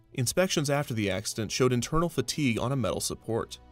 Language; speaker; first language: English; native; English